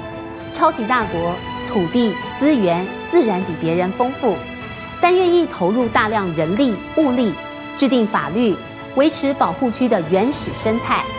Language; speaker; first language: Chinese; native; Chinese